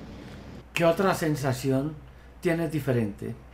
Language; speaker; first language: Spanish; native; Spanish